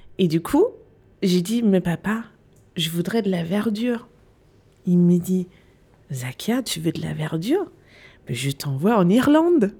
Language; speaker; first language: French; non-native, fluent; Danish